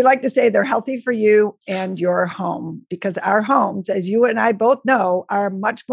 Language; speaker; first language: English; native; English